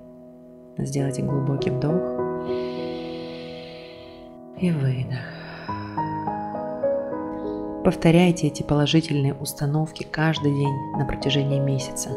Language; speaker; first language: Russian; native; Russian